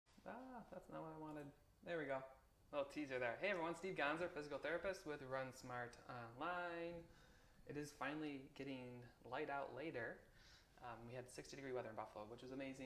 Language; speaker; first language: English; native; English